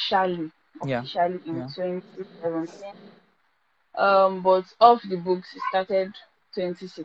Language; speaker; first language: English; non-native, local second language; Igbo